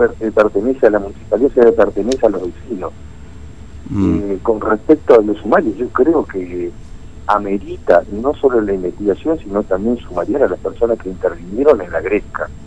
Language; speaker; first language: Spanish; native; Spanish